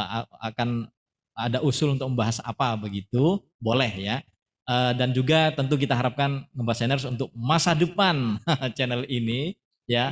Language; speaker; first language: Indonesian; native; Indonesian